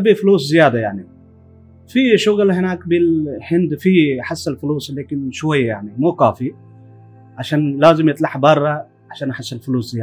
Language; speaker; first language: Arabic; non-native, learner; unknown